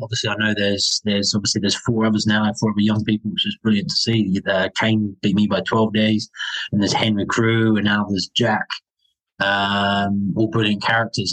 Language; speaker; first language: English; native; English